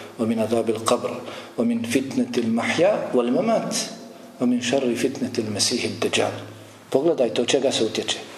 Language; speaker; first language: Bosnian; native; Bosnian